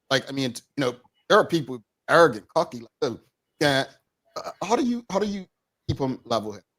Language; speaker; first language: English; native; English